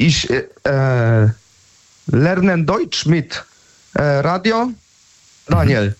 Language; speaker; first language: German; non-native, learner; Polish